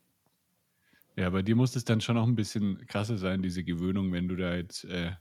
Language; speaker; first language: German; native; German